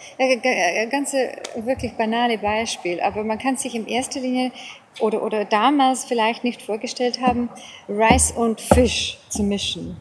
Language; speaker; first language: German; non-native, fluent; Afrikaans